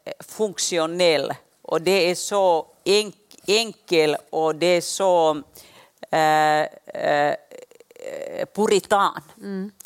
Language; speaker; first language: Swedish; non-native, local second language; Finnish